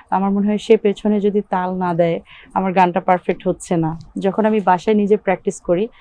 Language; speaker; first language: Bangla; native; Bangla